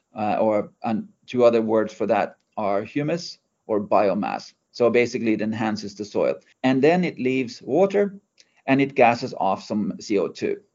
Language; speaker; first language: English; non-native, fluent; Norwegian